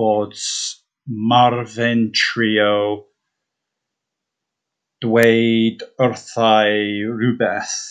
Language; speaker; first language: Welsh; non-native, learner; English